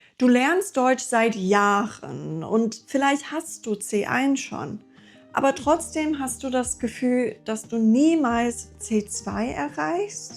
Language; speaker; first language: German; non-native, fluent; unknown